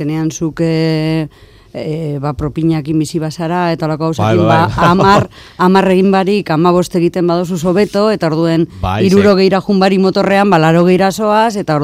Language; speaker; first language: Basque; native; Basque